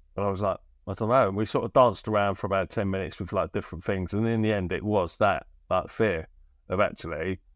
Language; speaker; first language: English; native; English